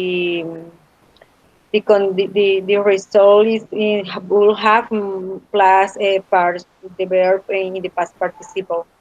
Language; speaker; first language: English; non-native, learner; Spanish